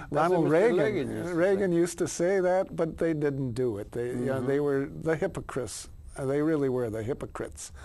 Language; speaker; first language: English; native; English